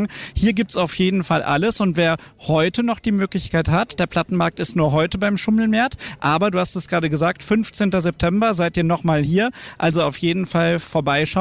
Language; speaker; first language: German; native; German